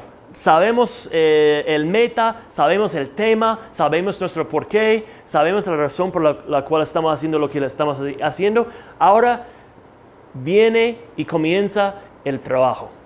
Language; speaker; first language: Spanish; non-native, fluent; English